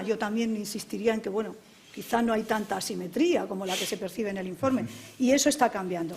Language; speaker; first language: Spanish; native; Spanish